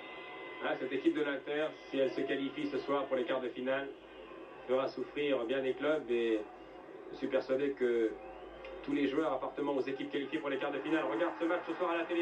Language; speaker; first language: French; native; French